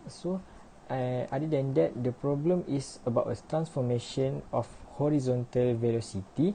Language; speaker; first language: English; non-native, learner; Malay